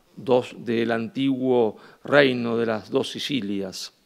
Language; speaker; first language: Spanish; native; Spanish